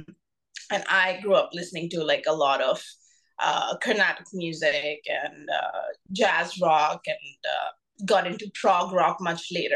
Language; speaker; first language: English; non-native, local second language; Bangla